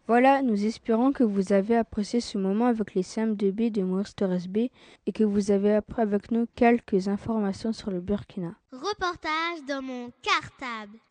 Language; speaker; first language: French; native; French